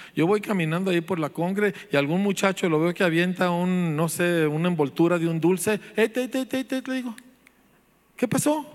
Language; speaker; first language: Spanish; native; Spanish